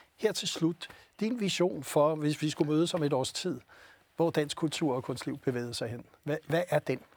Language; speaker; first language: Danish; native; Danish